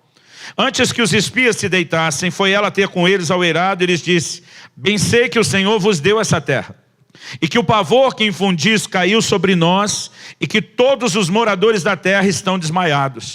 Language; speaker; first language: Portuguese; native; Portuguese